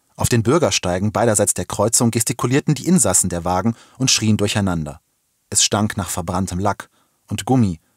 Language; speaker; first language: German; native; German